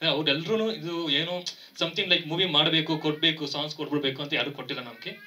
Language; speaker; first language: Kannada; non-native, local second language; Telugu